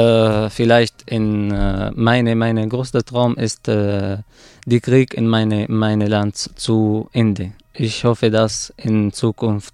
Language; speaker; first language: German; non-native, learner; Arabic